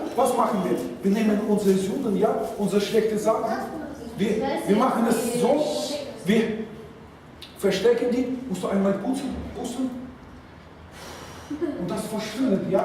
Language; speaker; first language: German; non-native, fluent; Russian